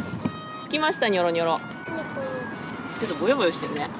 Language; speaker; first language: Japanese; native; Japanese